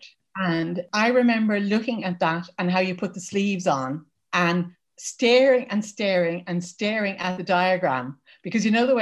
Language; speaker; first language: English; native; English